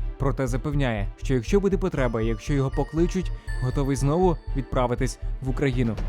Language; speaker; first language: Ukrainian; native; Ukrainian